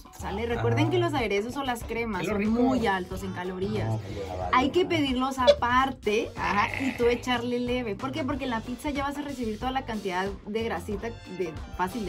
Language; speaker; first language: Spanish; native; Spanish